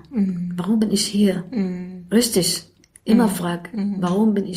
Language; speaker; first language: German; non-native, learner; Arabic